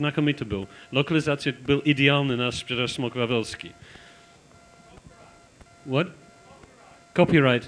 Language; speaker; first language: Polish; non-native, learner; English